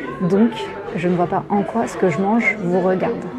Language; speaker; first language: French; native; French